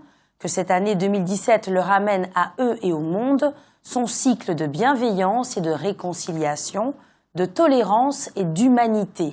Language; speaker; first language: French; native; French